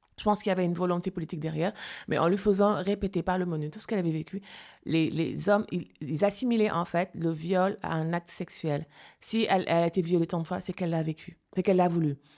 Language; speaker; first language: French; non-native, local second language; Fula